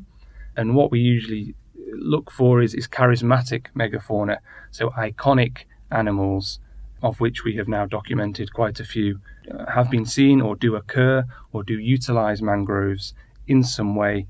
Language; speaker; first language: English; native; English